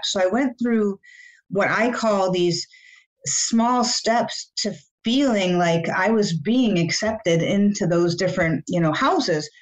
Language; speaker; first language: English; native; English